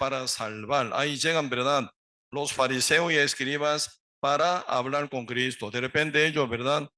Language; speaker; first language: Spanish; non-native, learner; Korean